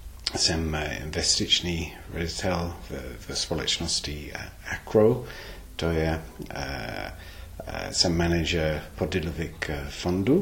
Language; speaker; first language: Czech; non-native, learner; English